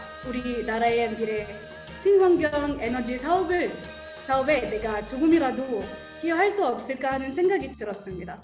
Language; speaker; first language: Korean; non-native, fluent; Arabic